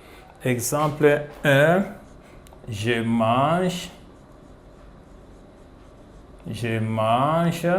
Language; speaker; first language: French; non-native, fluent; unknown